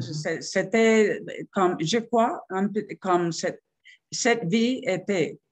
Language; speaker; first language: French; non-native, fluent; Spanish